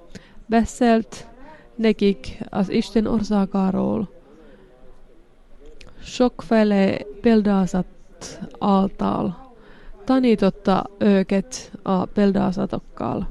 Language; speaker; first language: Hungarian; non-native, learner; Finnish